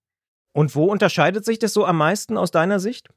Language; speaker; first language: German; native; German